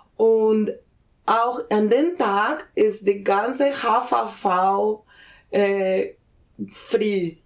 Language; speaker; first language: German; non-native, fluent; Spanish